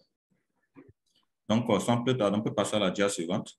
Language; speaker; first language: French; non-native, local second language; Mossi